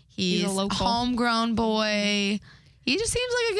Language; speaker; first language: English; native; English